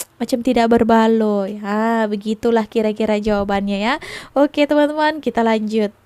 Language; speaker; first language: Indonesian; native; Indonesian